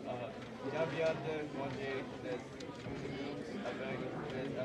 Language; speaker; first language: French; non-native, learner; English